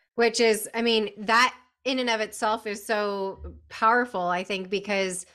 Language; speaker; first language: English; native; English